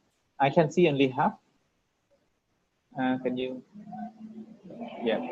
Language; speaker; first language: English; non-native, learner; Vietnamese